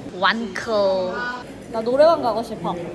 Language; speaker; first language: Korean; native; Korean